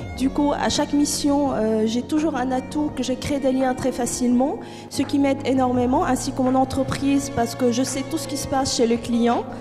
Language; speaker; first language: French; non-native, fluent; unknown